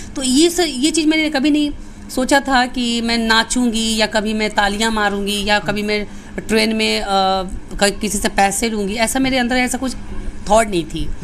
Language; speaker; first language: Hindi; native; Hindi